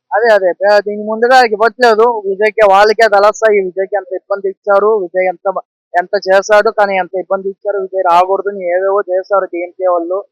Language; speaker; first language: Telugu; native; Telugu